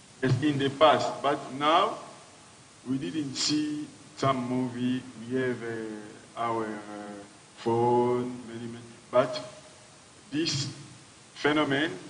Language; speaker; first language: English; non-native, learner; French